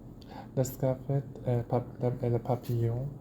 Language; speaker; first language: French; non-native, learner; Chinese